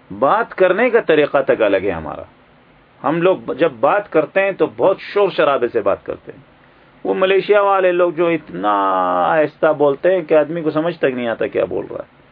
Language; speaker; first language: Urdu; native; Urdu